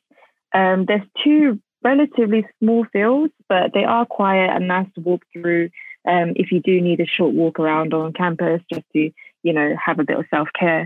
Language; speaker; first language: English; native; English